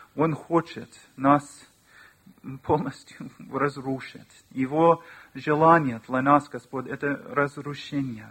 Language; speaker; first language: Russian; non-native, learner; English